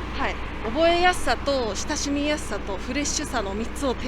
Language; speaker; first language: Japanese; native; Japanese